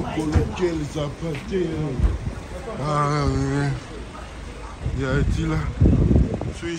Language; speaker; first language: French; non-native, local second language; Lingala